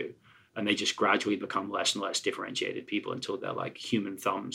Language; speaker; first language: English; native; English